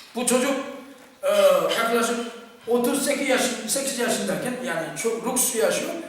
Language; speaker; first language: Turkish; non-native, fluent; Korean